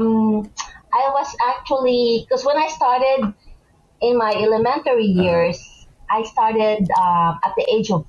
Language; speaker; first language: English; non-native, local second language; Hiligaynon